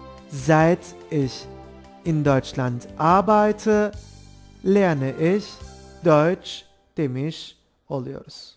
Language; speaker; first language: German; non-native, fluent; Turkish